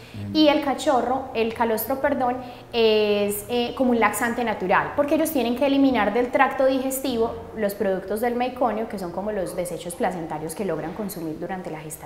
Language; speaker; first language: Spanish; native; Spanish